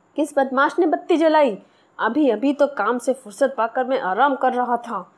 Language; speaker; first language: Hindi; non-native, local second language; Marathi